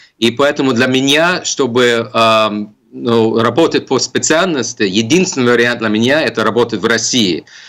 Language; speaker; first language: Russian; non-native, fluent; English